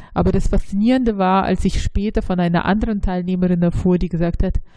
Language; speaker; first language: German; early bilingual, other home language; Russian